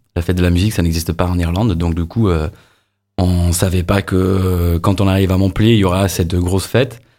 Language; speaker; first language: French; non-native, fluent; English